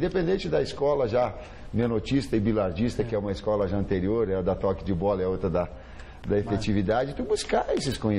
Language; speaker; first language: Portuguese; native; Portuguese